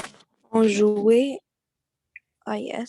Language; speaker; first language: French; non-native, learner; Arabic